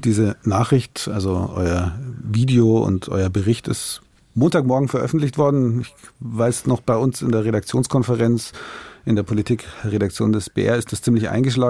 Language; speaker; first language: German; native; German